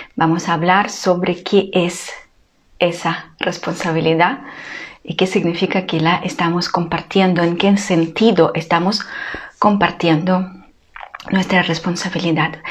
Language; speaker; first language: Spanish; non-native, fluent; Ukrainian